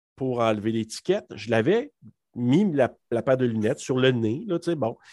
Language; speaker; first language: French; native; French